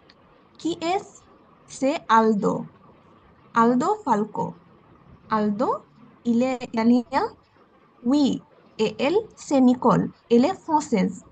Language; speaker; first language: French; non-native, learner; Bangla